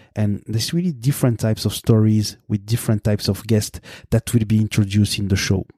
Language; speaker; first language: English; non-native, fluent; French